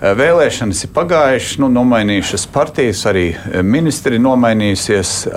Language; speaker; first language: Latvian; early bilingual, heritage; Latvian